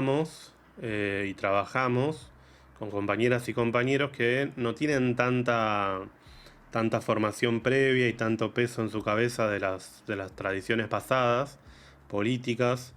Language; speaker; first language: Spanish; native; Spanish